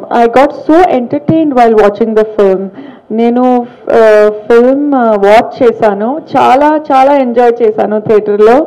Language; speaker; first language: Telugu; non-native, learner; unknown